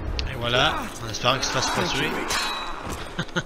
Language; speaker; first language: French; native; French